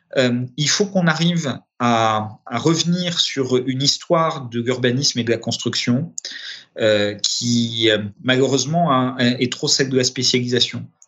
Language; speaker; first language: French; early bilingual, other home language; Romanian